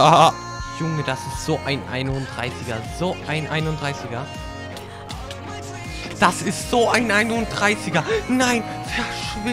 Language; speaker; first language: German; native; German